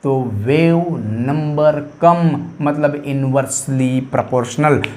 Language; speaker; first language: Hindi; non-native, local second language; Marathi